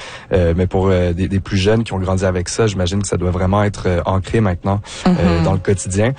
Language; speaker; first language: French; native; French